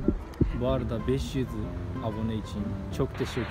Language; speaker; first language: Turkish; non-native, learner; Japanese